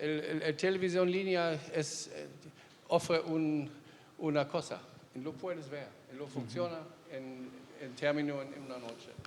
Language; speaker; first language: Spanish; non-native, fluent; German